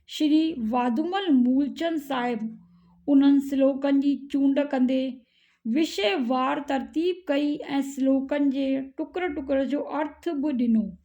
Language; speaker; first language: Sindhi; early bilingual, heritage; Sindhi